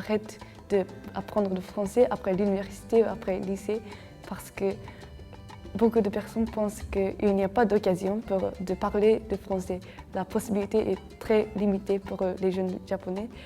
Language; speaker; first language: French; non-native, learner; Japanese